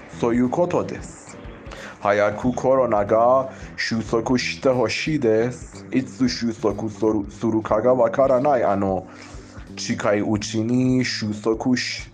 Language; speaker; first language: Japanese; non-native, fluent; Persian